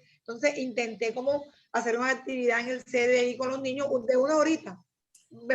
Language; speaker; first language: Spanish; native; Spanish